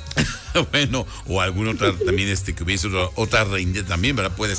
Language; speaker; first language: Spanish; native; Spanish